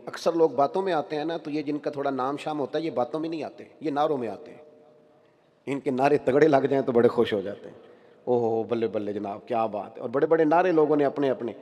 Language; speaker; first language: Urdu; non-native, local second language; Punjabi